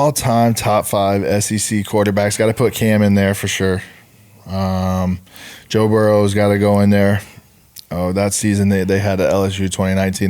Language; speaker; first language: English; native; English